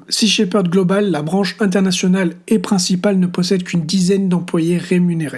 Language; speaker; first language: French; native; French